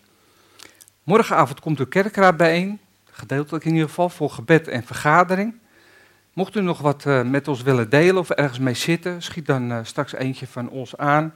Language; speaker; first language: Dutch; native; Dutch